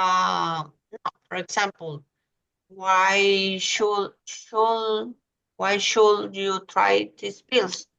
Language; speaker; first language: English; non-native, learner; Spanish